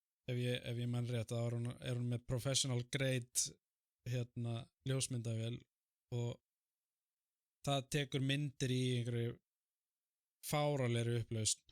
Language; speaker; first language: Icelandic; native; Icelandic